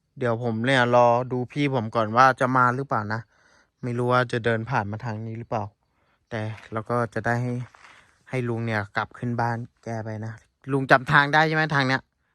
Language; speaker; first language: Thai; non-native, local second language; S'gaw Karen